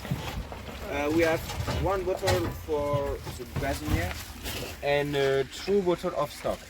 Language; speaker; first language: English; non-native, learner; French